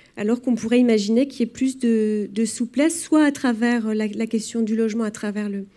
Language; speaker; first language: French; native; French